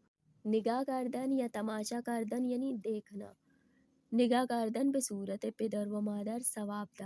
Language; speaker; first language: Persian; non-native, fluent; Urdu